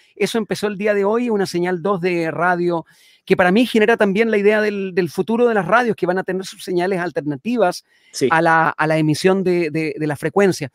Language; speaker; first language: Spanish; native; Spanish